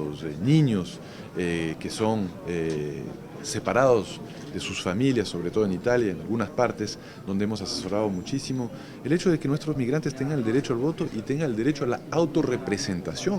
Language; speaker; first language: Spanish; native; Spanish